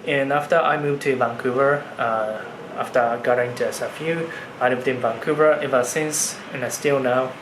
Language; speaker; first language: English; non-native, fluent; Japanese